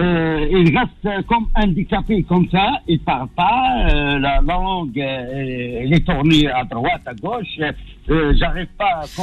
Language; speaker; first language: French; non-native, learner; Arabic